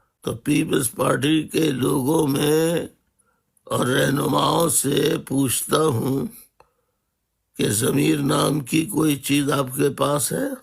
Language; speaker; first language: Urdu; native; Urdu